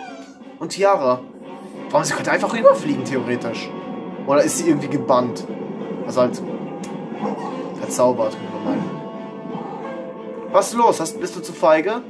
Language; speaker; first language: German; native; German